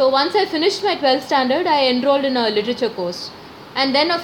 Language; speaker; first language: English; non-native, local second language; Malayalam